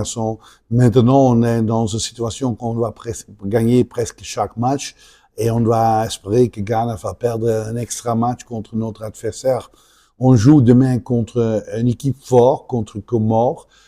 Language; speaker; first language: French; non-native, local second language; Dutch